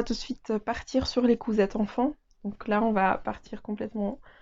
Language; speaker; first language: French; native; French